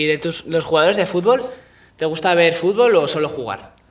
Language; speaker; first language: Spanish; native; Spanish